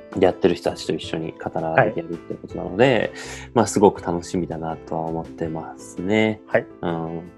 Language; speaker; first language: Japanese; native; Japanese